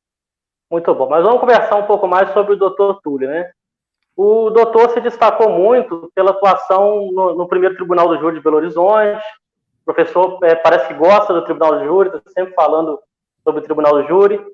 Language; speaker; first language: Portuguese; native; Portuguese